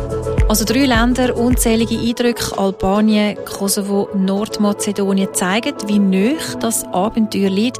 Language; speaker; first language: German; native; German